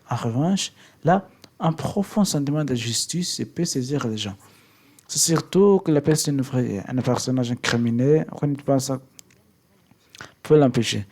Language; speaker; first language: French; non-native, learner; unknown